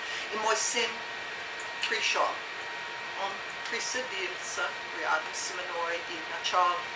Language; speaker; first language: Russian; non-native, learner; English